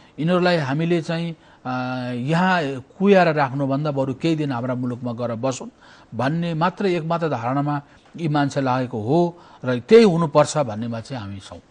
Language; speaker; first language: Nepali; native; Nepali